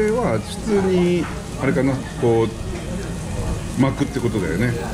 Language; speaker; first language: Japanese; native; Japanese